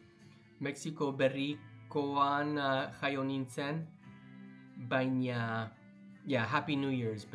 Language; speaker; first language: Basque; non-native, learner; English